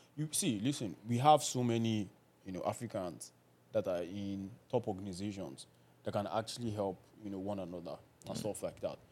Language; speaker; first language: English; non-native, local second language; Yoruba